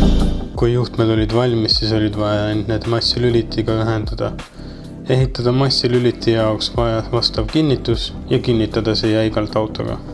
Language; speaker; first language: Estonian; native; Estonian